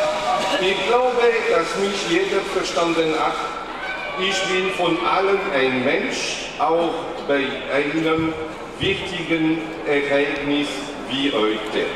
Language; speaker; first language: German; non-native, learner; French